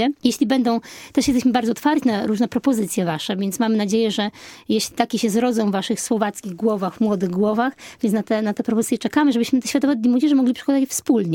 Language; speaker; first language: Polish; native; Polish